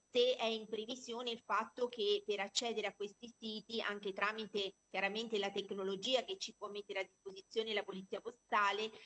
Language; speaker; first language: Italian; native; Italian